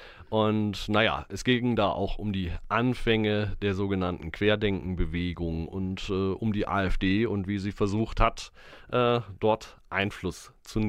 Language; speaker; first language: German; native; German